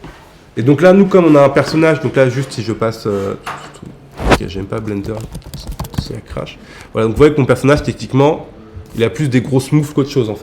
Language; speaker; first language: French; native; French